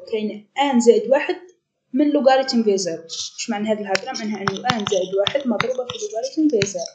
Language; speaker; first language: Arabic; native; Arabic